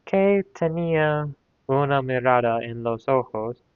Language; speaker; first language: Spanish; non-native, learner; English